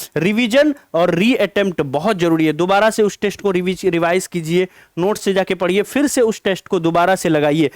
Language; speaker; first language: Hindi; native; Hindi